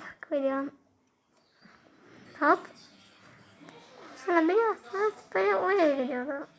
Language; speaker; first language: Turkish; early bilingual, heritage; Turkish